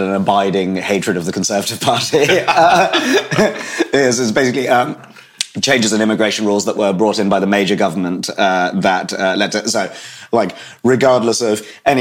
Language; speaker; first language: English; native; English